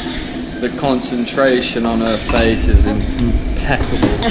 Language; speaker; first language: English; native; English